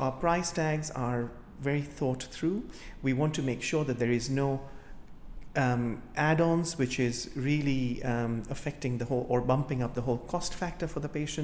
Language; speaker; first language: English; non-native, local second language; Gujarati